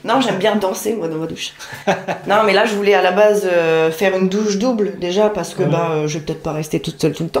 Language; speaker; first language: French; native; French